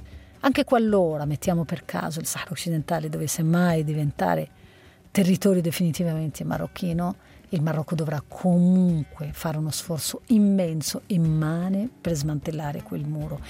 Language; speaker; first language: Italian; non-native, fluent; Arabic